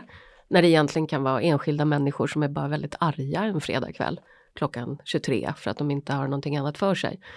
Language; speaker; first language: Swedish; native; Swedish